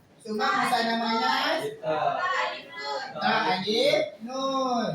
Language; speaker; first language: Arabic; non-native, learner; Malay